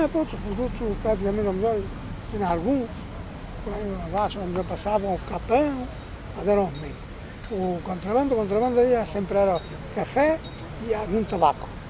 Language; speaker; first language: Portuguese; non-native, local second language; Spanish